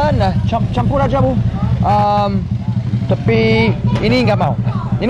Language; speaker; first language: Indonesian; non-native, learner; English